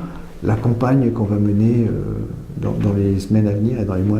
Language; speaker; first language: French; native; French